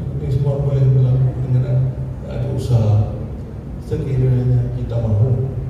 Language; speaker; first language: Malay; native; Malay